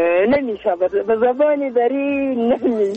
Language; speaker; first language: Persian; non-native, local second language; Pashto